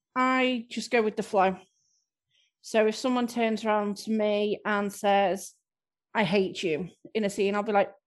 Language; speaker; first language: English; native; English